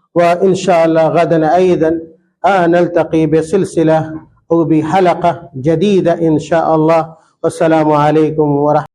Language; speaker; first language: Arabic; non-native, fluent; Urdu